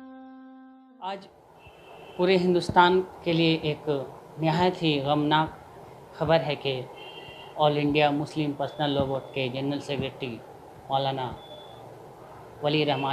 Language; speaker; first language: Urdu; native; Urdu